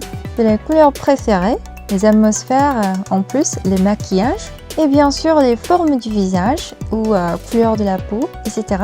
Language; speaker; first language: French; non-native, learner; Korean